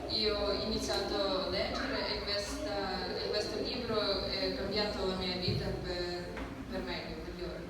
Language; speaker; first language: Italian; non-native, learner; Ukrainian